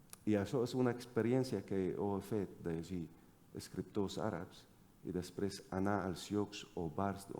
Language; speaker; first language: Catalan; non-native, fluent; Arabic